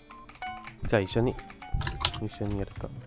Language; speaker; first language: Japanese; non-native, learner; Chinese